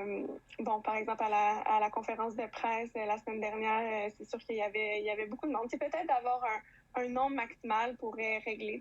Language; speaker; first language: French; native; French